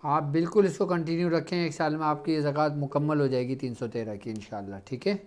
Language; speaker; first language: Urdu; native; Urdu